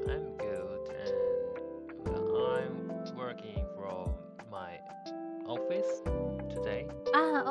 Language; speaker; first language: English; non-native, learner; Japanese